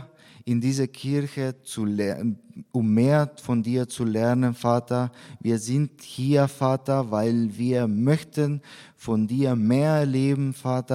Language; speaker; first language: German; non-native, fluent; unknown